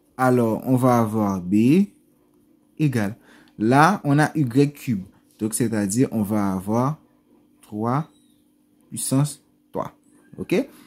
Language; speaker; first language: French; non-native, local second language; Haitian Creole